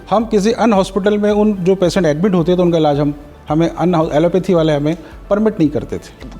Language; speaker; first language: Hindi; native; Hindi